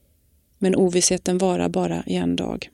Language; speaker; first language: Swedish; native; Swedish